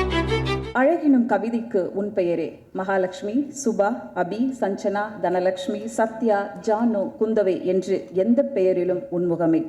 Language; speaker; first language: Tamil; native; Tamil